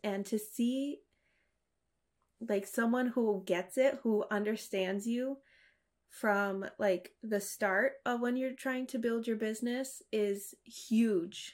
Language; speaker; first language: English; native; English